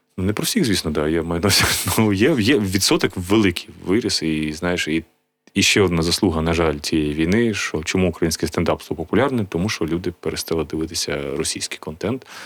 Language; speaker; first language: Ukrainian; native; Ukrainian